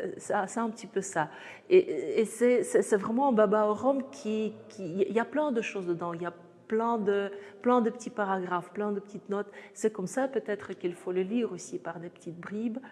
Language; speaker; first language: French; non-native, fluent; Russian